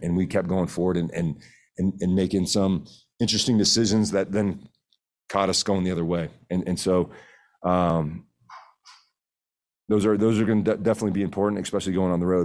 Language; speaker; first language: English; early bilingual, other home language; Spanish